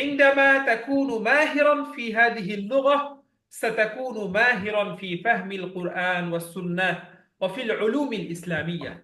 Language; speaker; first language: Arabic; non-native, fluent; Bangla